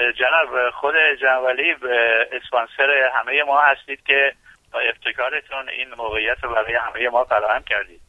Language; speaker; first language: Persian; non-native, local second language; Azerbaijani